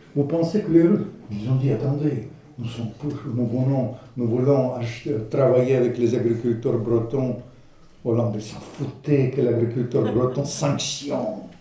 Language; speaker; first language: French; non-native, fluent; Ukrainian